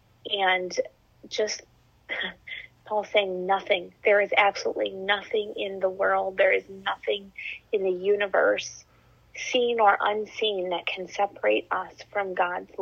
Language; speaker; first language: English; native; English